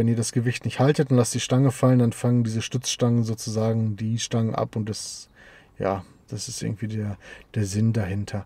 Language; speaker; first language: German; native; German